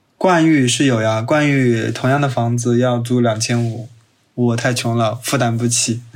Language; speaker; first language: Chinese; native; Chinese